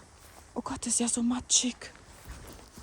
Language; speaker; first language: German; native; German